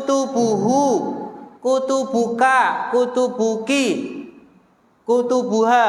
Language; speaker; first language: Arabic; non-native, fluent; Indonesian